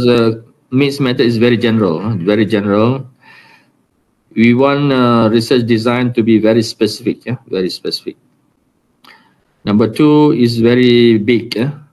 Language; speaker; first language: English; non-native, local second language; Malay